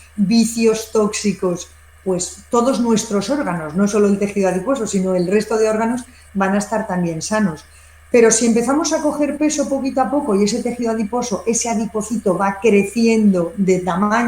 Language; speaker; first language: Spanish; native; Spanish